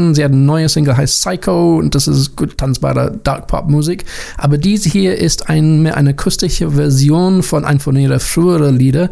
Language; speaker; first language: German; non-native, learner; English